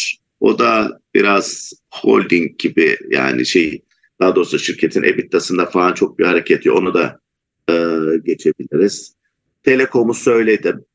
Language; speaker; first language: Turkish; native; Turkish